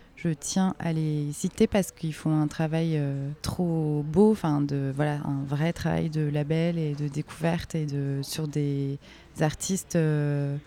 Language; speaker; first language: French; native; French